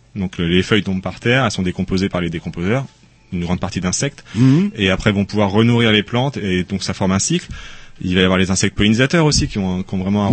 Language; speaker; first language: French; native; French